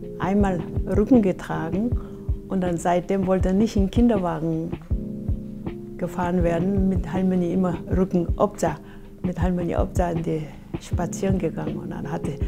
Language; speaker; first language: German; non-native, fluent; Korean